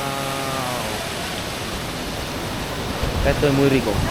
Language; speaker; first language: Spanish; non-native, fluent; Indonesian